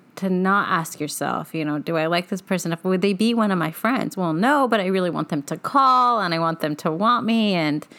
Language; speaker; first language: English; native; English